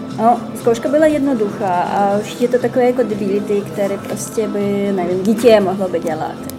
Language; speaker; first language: Czech; non-native, fluent; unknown